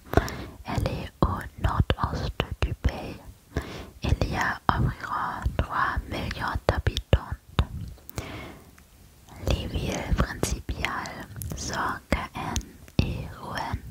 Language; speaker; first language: French; non-native, learner; German